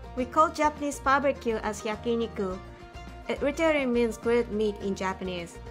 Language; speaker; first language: English; non-native, fluent; Japanese